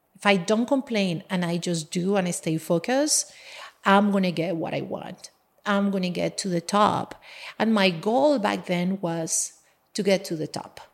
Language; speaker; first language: English; non-native, fluent; Spanish